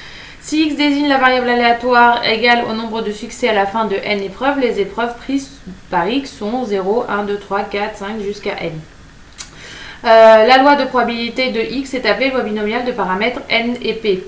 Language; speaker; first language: French; native; French